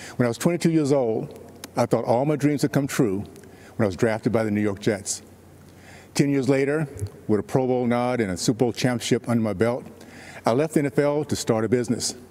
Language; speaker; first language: English; native; English